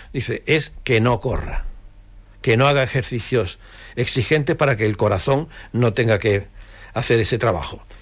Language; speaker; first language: Spanish; native; Spanish